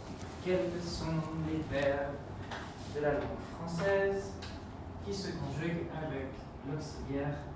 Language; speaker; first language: French; non-native, fluent; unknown